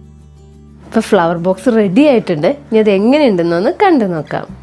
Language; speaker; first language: Malayalam; native; Malayalam